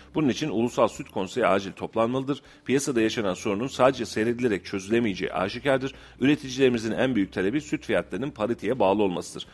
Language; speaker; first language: Turkish; native; Turkish